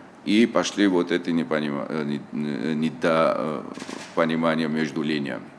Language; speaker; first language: Russian; non-native, local second language; Tajik